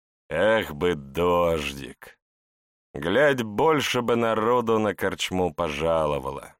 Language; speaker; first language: Russian; native; Russian